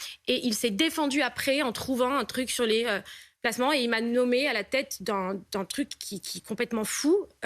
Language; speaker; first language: French; native; French